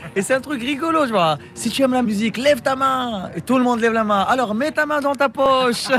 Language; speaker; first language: French; non-native, local second language; Arabic